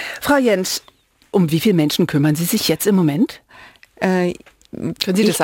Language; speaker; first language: German; native; German